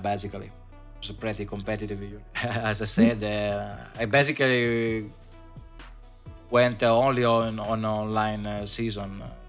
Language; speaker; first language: English; non-native, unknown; Italian